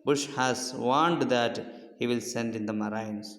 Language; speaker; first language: English; non-native, local second language; Malayalam